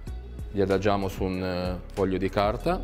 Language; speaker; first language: Italian; native; Italian